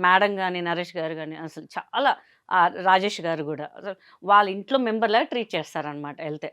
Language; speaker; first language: Telugu; non-native, fluent; Hindi